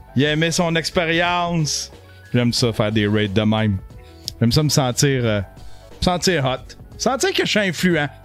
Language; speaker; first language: French; native; French